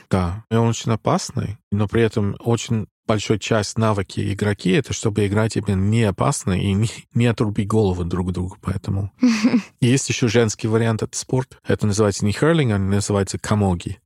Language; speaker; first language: Russian; non-native, fluent; English